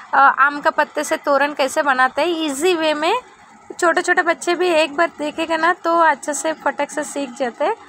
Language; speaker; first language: Hindi; non-native, local second language; Telugu